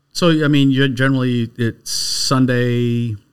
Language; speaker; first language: English; native; English